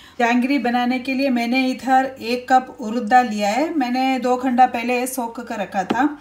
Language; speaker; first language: Hindi; non-native, local second language; Malayalam